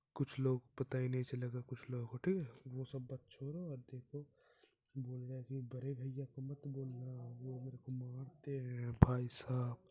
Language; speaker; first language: Hindi; non-native, local second language; Bangla